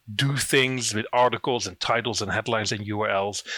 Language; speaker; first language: English; non-native, fluent; Dutch